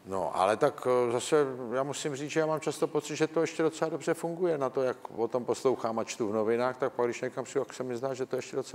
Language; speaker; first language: Czech; native; Czech